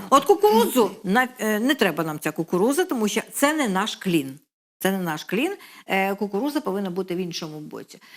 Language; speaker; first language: Ukrainian; non-native, local second language; Russian